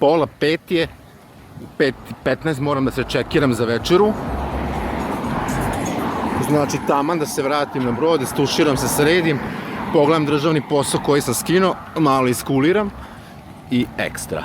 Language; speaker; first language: Bosnian; native; Bosnian